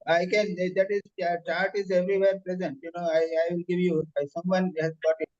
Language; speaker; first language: English; non-native, local second language; Hindi